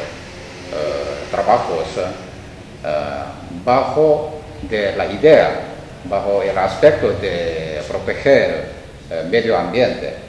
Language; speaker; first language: Spanish; non-native, fluent; Korean